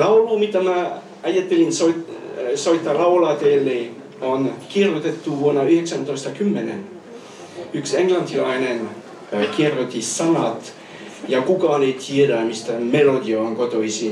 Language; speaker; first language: Finnish; non-native, fluent; French